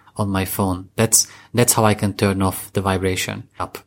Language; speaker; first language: English; non-native, fluent; Hungarian